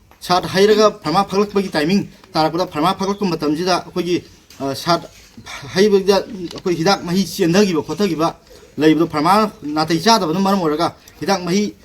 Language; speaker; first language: Manipuri; native; Manipuri